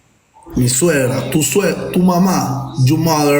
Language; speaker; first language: Spanish; native; Spanish